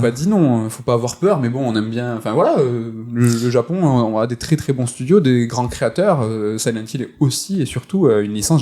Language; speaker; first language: French; native; French